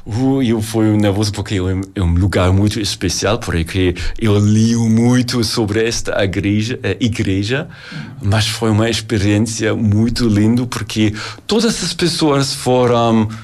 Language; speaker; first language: Portuguese; non-native, learner; German